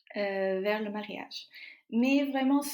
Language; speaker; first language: French; non-native, fluent; Portuguese